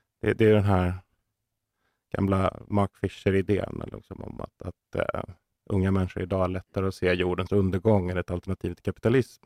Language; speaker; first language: Swedish; native; Swedish